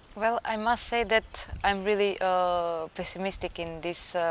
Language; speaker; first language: English; non-native, fluent; Macedonian